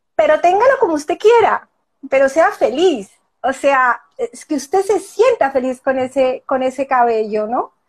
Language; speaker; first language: Spanish; native; Spanish